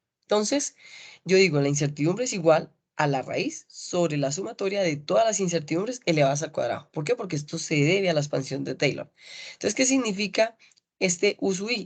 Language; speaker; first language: Spanish; native; Spanish